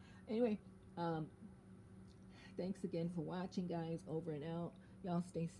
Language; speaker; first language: English; native; English